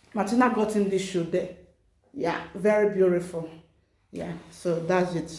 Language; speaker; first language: English; non-native, local second language; Igbo